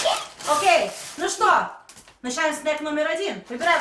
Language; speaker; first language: Russian; native; Russian